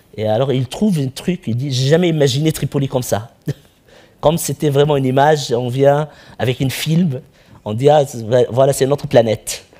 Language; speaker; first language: French; non-native, local second language; Arabic